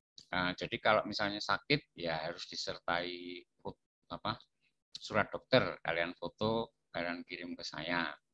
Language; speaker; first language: Indonesian; non-native, local second language; Javanese